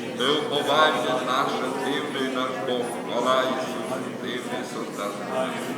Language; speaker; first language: Ukrainian; native; Ukrainian